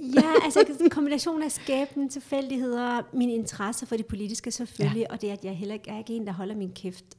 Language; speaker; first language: Danish; early bilingual, other home language; Kurdish